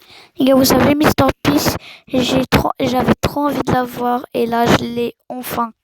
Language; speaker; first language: French; native; French